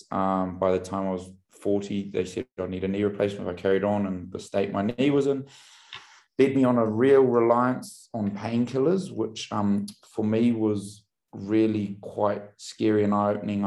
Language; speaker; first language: English; native; English